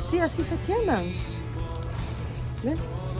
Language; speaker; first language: Spanish; native; Spanish